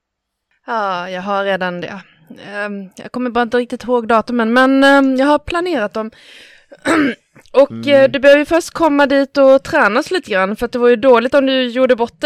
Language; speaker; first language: Swedish; native; Swedish